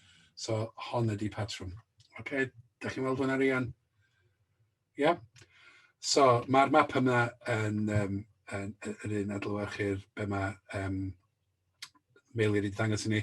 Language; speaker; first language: Welsh; native; Welsh